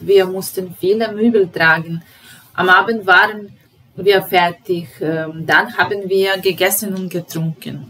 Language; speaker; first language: German; non-native, fluent; Serbian